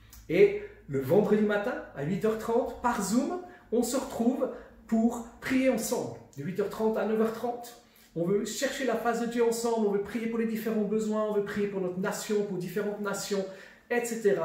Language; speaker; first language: French; native; French